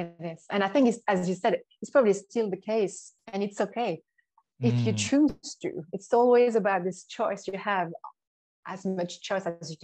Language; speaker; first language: English; non-native, fluent; French